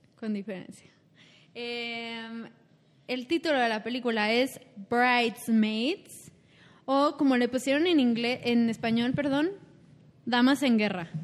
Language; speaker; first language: Spanish; native; Spanish